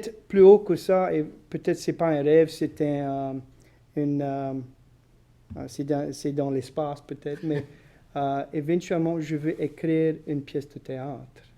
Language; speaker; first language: French; non-native, local second language; English